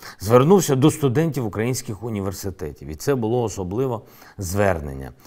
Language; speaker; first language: Ukrainian; non-native, local second language; Russian